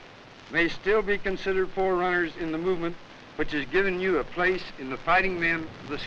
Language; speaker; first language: English; native; English